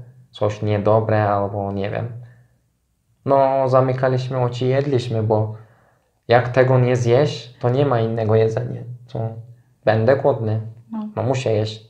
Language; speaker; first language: Polish; non-native, fluent; Turkish